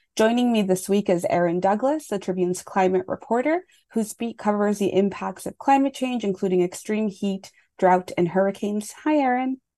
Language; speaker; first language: English; native; English